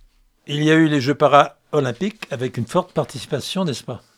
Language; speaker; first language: French; native; French